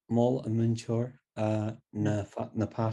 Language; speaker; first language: Irish; non-native, learner; English